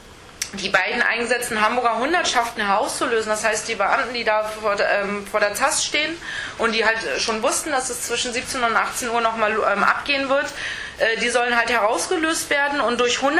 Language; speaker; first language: German; native; German